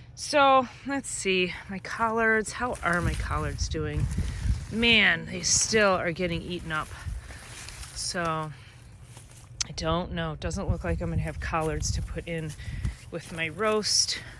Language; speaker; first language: English; native; English